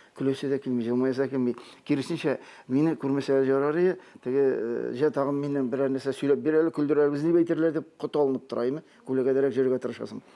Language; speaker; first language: Tatar; native; Tatar